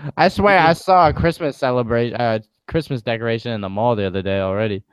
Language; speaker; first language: English; native; English